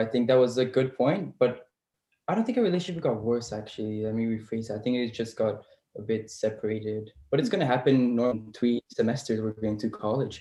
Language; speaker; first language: English; non-native, fluent; Portuguese